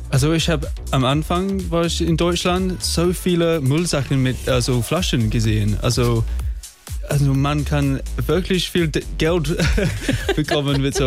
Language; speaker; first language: German; non-native, fluent; English